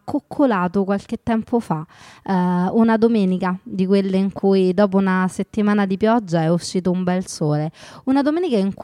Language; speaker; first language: Italian; native; Italian